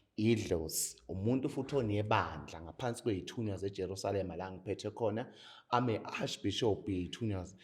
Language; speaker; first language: Zulu; native; Zulu